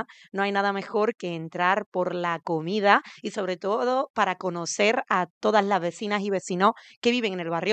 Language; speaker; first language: Spanish; native; Spanish